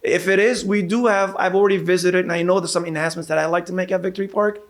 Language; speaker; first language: English; native; English